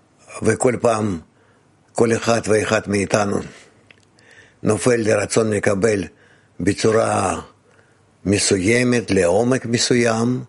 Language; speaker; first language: Hebrew; non-native, fluent; Russian